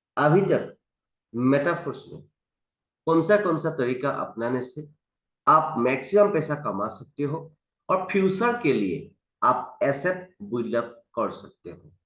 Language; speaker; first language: Hindi; non-native, local second language; Assamese